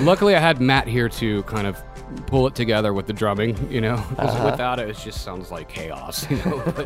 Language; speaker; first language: English; native; English